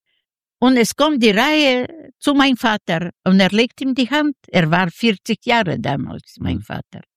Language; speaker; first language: German; non-native, learner; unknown